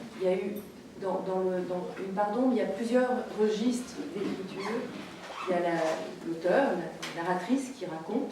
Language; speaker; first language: French; native; French